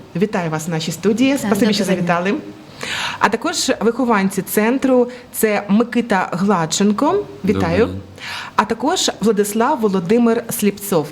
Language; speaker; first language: Ukrainian; native; Ukrainian